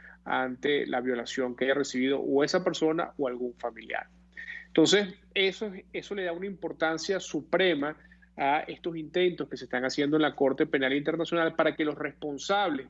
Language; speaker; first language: Spanish; native; Spanish